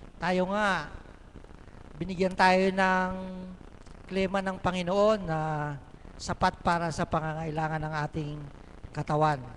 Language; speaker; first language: Filipino; native; Filipino